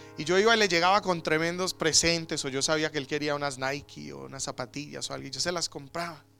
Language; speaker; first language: Spanish; native; Spanish